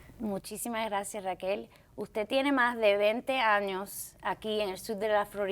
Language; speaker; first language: Spanish; early bilingual, heritage; Spanish